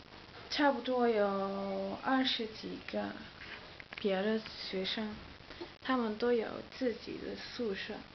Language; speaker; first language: Chinese; non-native, learner; Dutch